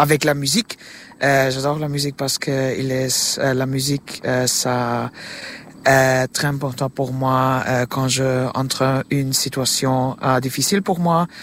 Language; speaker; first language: French; non-native, learner; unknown